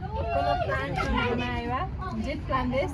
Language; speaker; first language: Japanese; non-native, learner; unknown